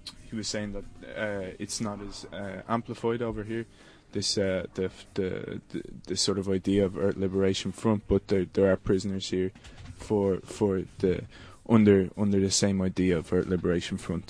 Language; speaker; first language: English; native; English